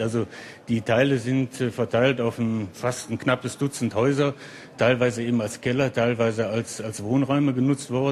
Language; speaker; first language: German; native; German